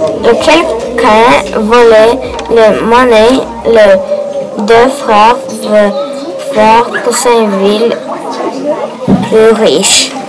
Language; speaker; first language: French; non-native, learner; English